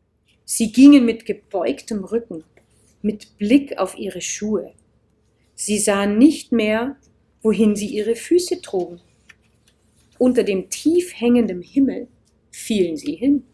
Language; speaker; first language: German; native; German